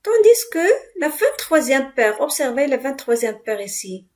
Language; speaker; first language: French; non-native, local second language; Arabic